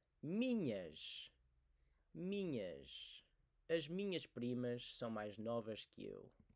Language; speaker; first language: Portuguese; native; Portuguese